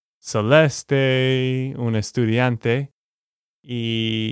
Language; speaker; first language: Spanish; non-native, learner; English